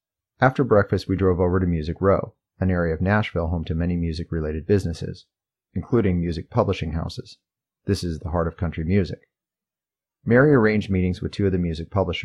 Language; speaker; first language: English; native; English